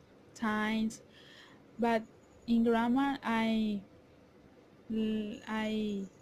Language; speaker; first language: English; non-native, learner; Spanish